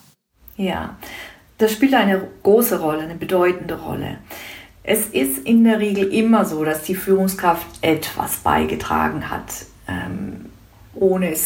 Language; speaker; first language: German; native; German